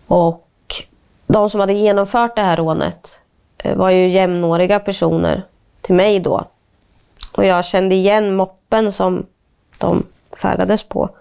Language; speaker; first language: Swedish; native; Swedish